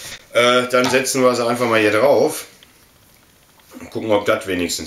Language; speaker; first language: German; native; German